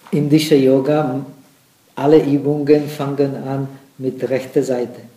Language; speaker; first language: German; non-native, fluent; Czech